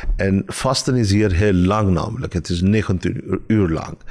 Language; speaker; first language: Dutch; non-native, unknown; Urdu